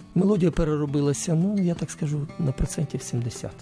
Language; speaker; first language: Ukrainian; native; Ukrainian